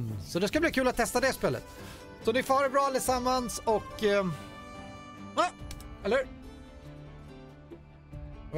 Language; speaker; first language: Swedish; native; Swedish